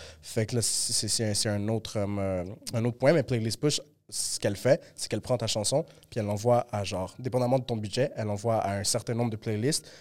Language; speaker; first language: French; early bilingual, other home language; Spanish